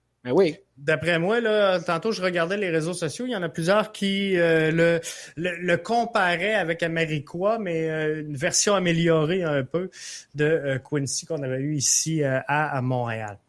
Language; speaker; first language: French; native; French